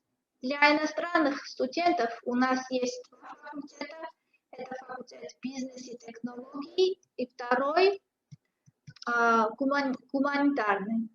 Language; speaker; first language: Russian; non-native, fluent; Georgian